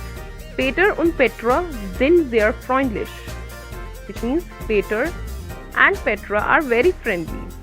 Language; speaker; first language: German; non-native, fluent; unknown